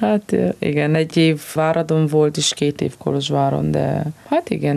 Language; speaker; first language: Hungarian; non-native, fluent; Romanian